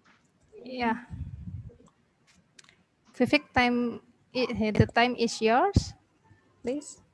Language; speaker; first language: English; non-native, learner; Indonesian